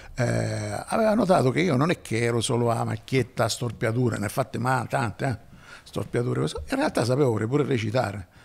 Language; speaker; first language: Italian; native; Italian